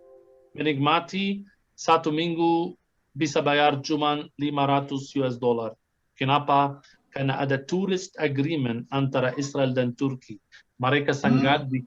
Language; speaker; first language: Indonesian; non-native, fluent; Arabic